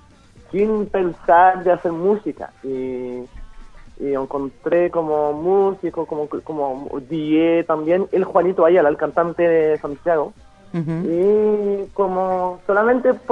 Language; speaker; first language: Spanish; non-native, fluent; French